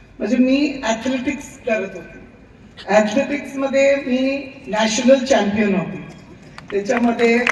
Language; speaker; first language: Marathi; non-native, local second language; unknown